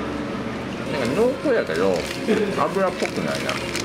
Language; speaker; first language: Japanese; native; Japanese